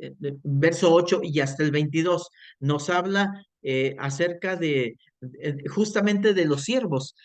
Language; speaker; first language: Spanish; native; Spanish